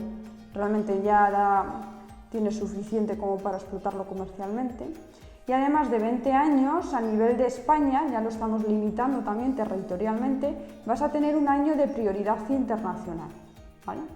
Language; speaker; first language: Spanish; native; Spanish